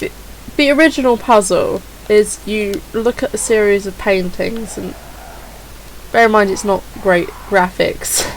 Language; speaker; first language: English; native; English